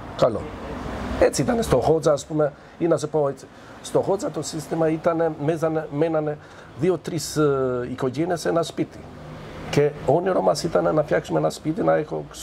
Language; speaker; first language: Greek; non-native, fluent; Albanian